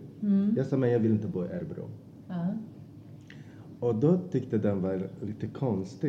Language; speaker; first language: Swedish; non-native, fluent; Azerbaijani